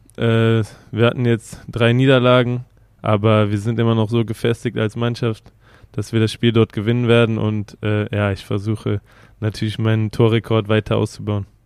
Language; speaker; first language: German; native; German